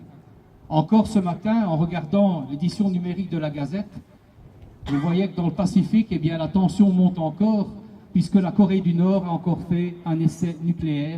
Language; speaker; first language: French; native; French